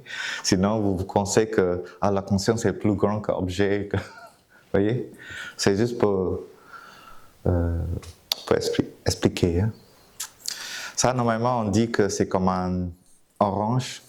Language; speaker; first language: French; non-native, fluent; Vietnamese